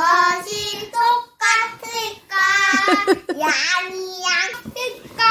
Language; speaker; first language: Korean; native; Korean